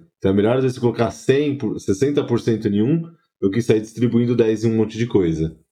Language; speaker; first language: Portuguese; native; Portuguese